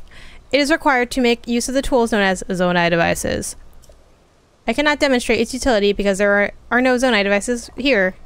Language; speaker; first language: English; native; English